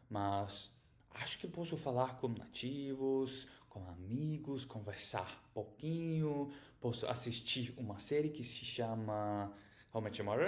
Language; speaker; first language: Portuguese; non-native, learner; German